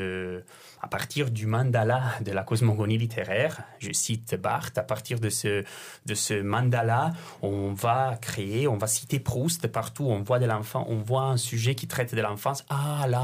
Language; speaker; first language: French; non-native, fluent; Italian